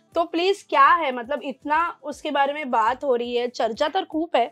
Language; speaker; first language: Hindi; non-native, local second language; Marathi